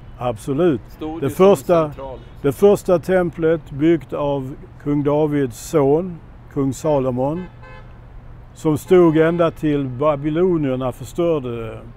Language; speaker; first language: Swedish; non-native, fluent; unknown